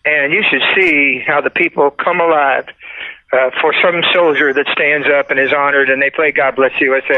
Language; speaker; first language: English; native; English